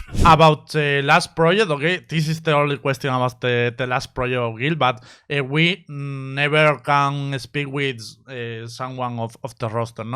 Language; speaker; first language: English; non-native, learner; Spanish